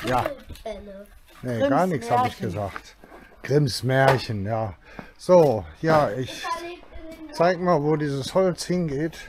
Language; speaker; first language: German; native; German